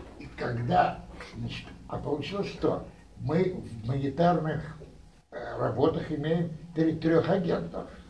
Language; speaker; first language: Russian; native; Russian